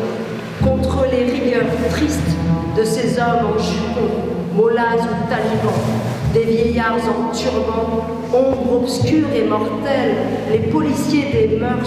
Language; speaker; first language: French; native; French